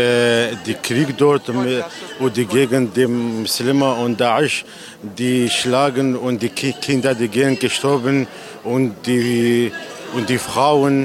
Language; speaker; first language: German; non-native, learner; Kurdish